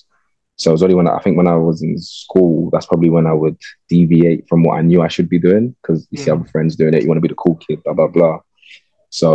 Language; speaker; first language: English; native; English